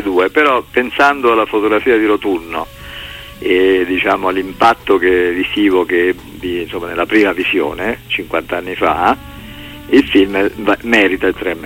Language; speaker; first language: Italian; native; Italian